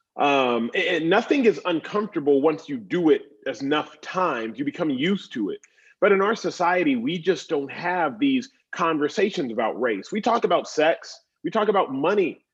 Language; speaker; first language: English; native; English